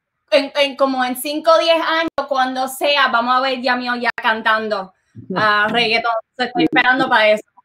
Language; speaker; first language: Spanish; native; Spanish